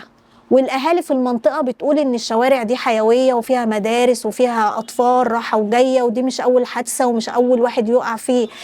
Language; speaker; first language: Arabic; native; Arabic